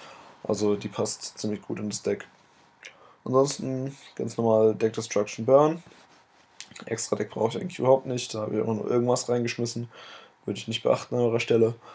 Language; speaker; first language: German; native; German